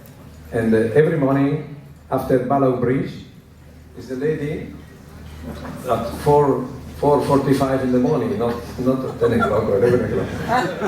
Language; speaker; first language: English; non-native, learner; Italian